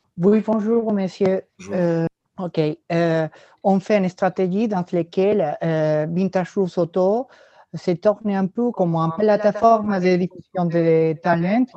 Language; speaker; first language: French; non-native, learner; Spanish